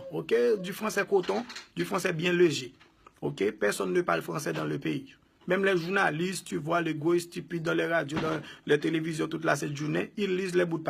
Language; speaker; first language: French; non-native, local second language; Haitian Creole